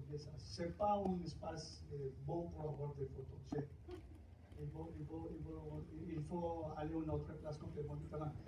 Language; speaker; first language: French; non-native, fluent; Spanish